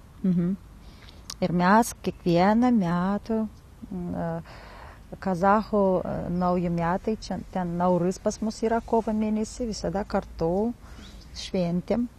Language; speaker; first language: Lithuanian; non-native, learner; Kazakh